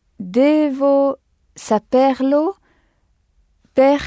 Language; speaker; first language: Italian; non-native, learner; French